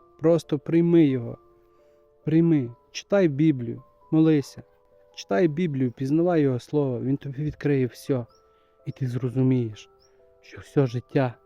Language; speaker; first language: Ukrainian; native; Ukrainian